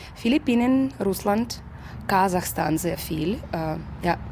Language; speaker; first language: German; non-native, fluent; Russian